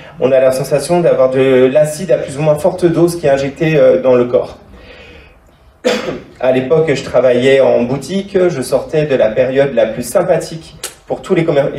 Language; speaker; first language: French; native; French